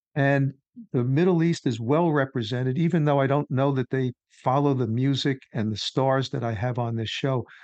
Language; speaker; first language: English; native; English